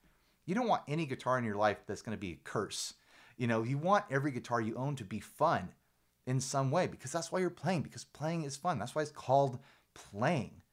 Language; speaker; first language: English; native; English